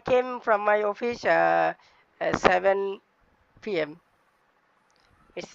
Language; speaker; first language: English; non-native, learner; Bangla